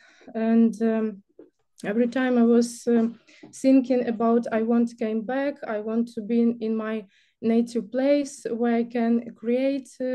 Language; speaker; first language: English; non-native, learner; Ukrainian